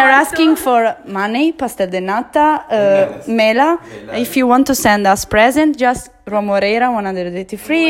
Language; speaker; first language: English; non-native, learner; Italian